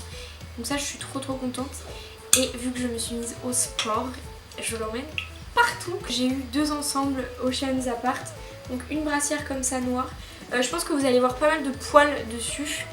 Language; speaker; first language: French; native; French